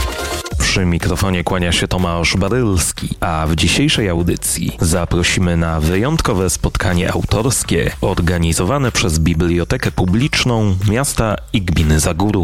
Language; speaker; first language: Polish; native; Polish